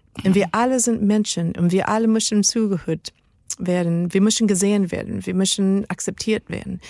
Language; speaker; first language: German; non-native, learner; Spanish